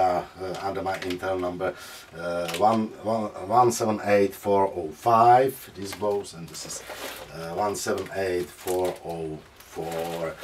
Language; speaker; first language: English; non-native, learner; Czech